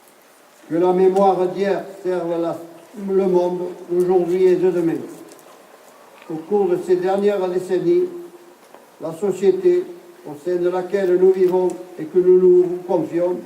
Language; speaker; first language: French; native; French